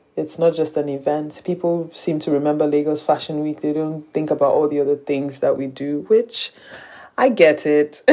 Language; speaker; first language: English; non-native, local second language; Yoruba